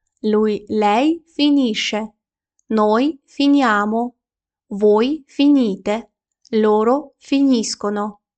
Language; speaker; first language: Italian; non-native, fluent; Ukrainian